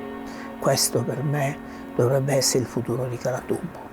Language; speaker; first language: Italian; native; Italian